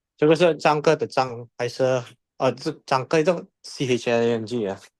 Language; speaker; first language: Chinese; non-native, learner; Indonesian